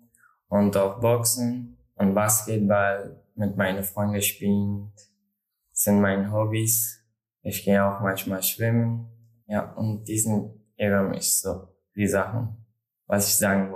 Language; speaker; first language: German; non-native, learner; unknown